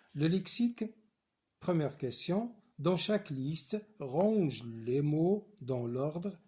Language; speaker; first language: French; non-native, local second language; Arabic